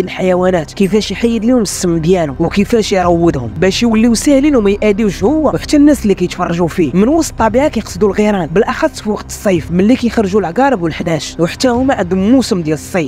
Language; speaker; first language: Arabic; native; Arabic